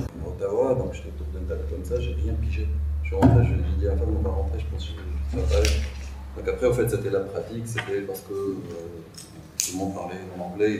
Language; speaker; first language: French; non-native, local second language; Arabic